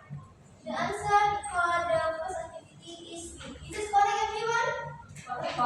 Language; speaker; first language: English; non-native, learner; Indonesian